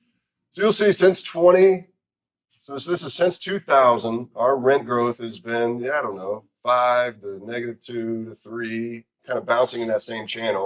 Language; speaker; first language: English; native; English